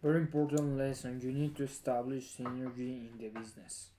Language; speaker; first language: English; non-native, fluent; Spanish